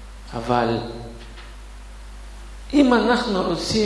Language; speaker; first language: Hebrew; non-native, fluent; Russian